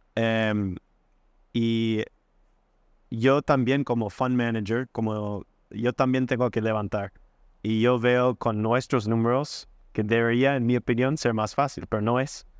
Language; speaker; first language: Spanish; non-native, fluent; English